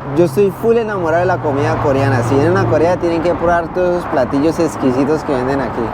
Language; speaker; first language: Spanish; native; Spanish